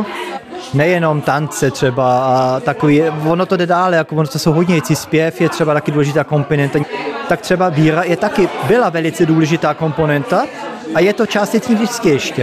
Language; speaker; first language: Czech; early bilingual, heritage; Czech